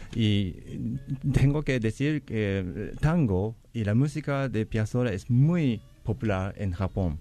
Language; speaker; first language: Spanish; non-native, learner; Japanese